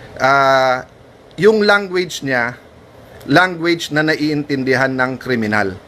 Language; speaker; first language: Filipino; native; Filipino